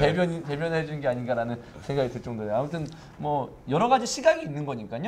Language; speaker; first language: Korean; native; Korean